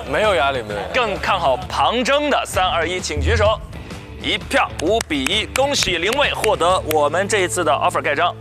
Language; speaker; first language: Chinese; native; Chinese